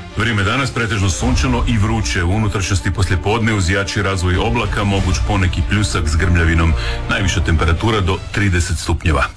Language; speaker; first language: Croatian; native; Croatian